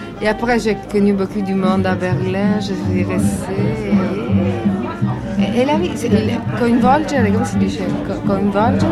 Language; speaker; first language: French; non-native, learner; Italian